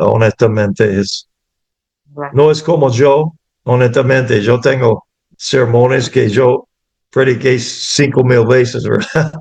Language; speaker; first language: Spanish; non-native, fluent; English